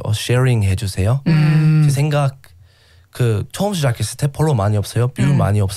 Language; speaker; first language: Korean; non-native, learner; English